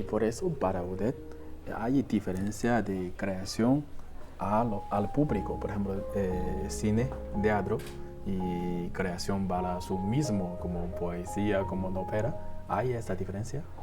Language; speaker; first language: Spanish; non-native, fluent; Chinese